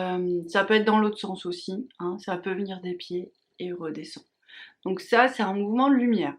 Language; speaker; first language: French; native; French